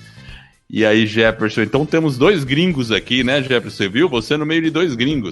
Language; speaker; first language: Portuguese; non-native, fluent; English